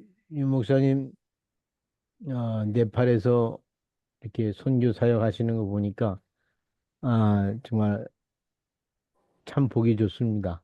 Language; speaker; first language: Korean; native; Korean